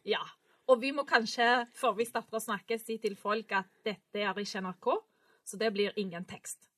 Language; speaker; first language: Norwegian; non-native, fluent; Spanish